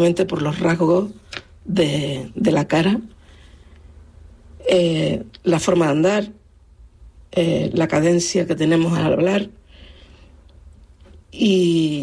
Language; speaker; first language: Spanish; native; Spanish